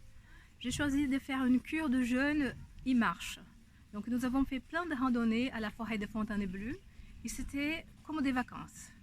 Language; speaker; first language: French; non-native, fluent; Portuguese